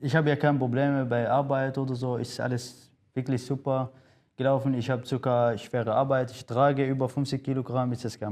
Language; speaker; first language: German; non-native, fluent; Arabic